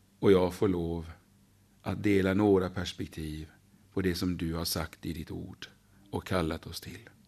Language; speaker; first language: Swedish; native; Swedish